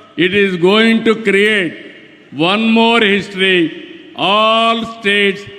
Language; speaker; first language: English; non-native, local second language; Telugu